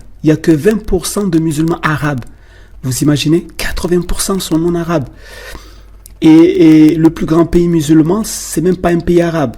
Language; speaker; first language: French; native; French